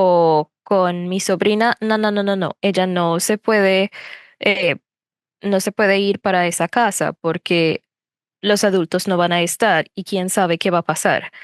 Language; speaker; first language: Spanish; non-native, fluent; English